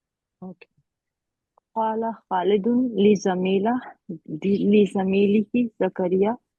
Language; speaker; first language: Arabic; non-native, learner; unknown